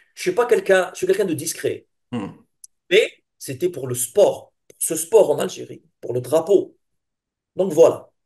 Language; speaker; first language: French; non-native, local second language; Arabic